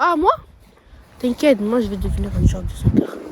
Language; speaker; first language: French; non-native, learner; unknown